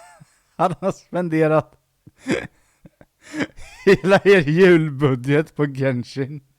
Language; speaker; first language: Swedish; native; Swedish